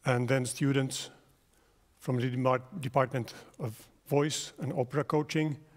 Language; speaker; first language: English; non-native, fluent; Finnish